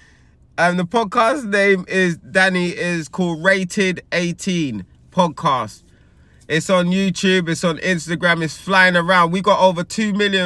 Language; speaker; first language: English; native; English